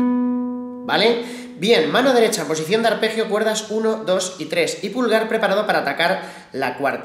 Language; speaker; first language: Spanish; native; Spanish